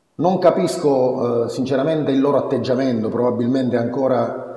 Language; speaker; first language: Italian; native; Italian